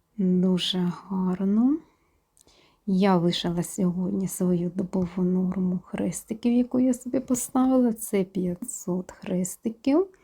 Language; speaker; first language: Ukrainian; non-native, local second language; Russian